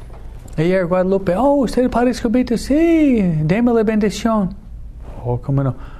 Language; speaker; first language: Spanish; non-native, fluent; English